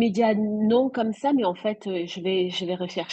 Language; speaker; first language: French; native; French